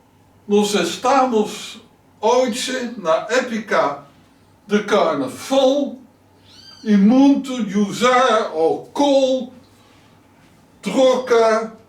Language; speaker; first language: Portuguese; non-native, learner; Dutch